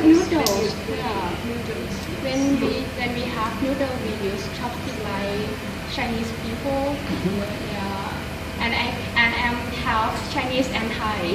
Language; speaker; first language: English; non-native, learner; Thai